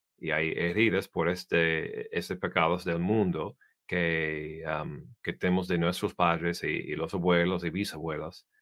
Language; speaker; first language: Spanish; non-native, learner; English